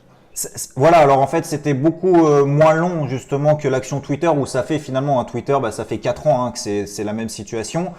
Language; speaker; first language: French; native; French